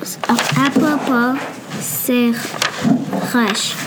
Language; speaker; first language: French; non-native, learner; English